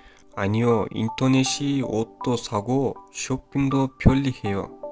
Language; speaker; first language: Korean; non-native, fluent; Kyrgyz